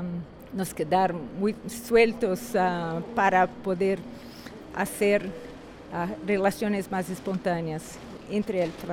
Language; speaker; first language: Spanish; non-native, fluent; Portuguese